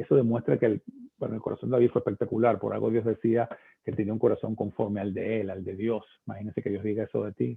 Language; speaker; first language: Spanish; native; Spanish